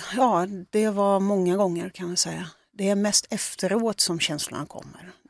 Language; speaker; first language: Swedish; early bilingual, other home language; Russian